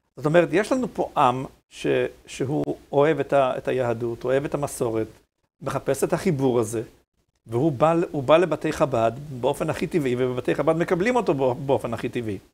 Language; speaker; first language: Hebrew; native; Hebrew